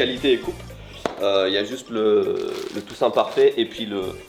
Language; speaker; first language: French; native; French